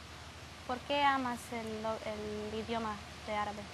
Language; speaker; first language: Spanish; non-native, fluent; Arabic